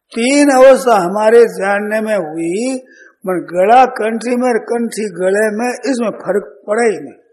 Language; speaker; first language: Hindi; native; Hindi